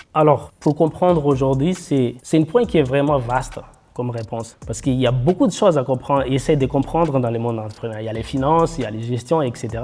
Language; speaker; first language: French; non-native, local second language; Malagasy